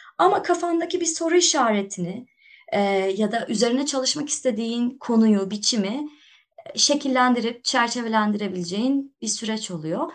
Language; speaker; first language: Turkish; native; Turkish